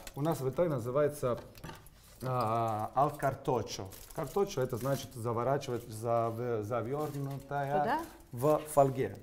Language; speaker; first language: Russian; non-native, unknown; Italian